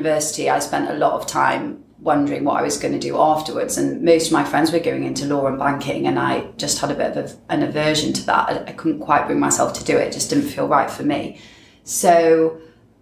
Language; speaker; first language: English; native; English